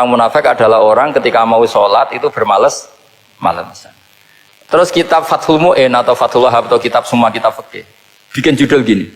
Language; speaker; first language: Indonesian; non-native, local second language; Javanese